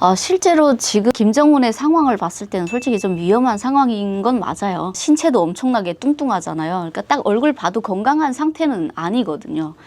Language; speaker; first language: Korean; native; Korean